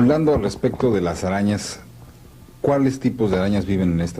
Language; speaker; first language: Spanish; native; Spanish